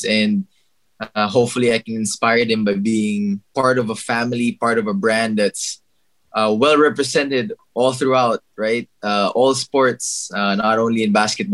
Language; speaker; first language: English; non-native, local second language; Filipino